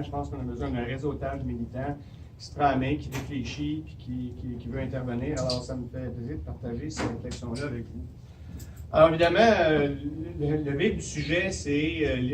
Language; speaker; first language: French; native; French